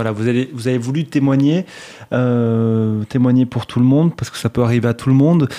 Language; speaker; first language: French; native; French